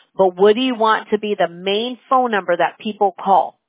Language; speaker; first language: English; early bilingual, other home language; Spanish